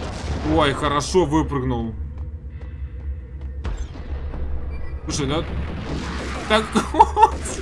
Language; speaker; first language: Russian; native; Russian